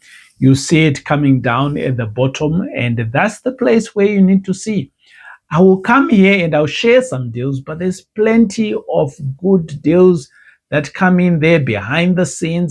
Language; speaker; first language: English; non-native, local second language; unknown